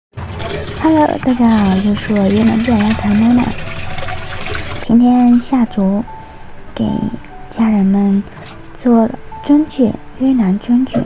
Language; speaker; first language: Chinese; non-native, learner; Vietnamese